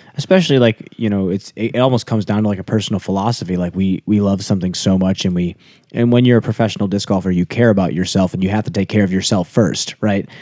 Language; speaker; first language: English; native; English